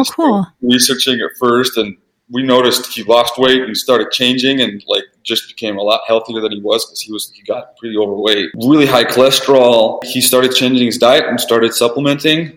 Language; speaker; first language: English; early bilingual, other home language; Russian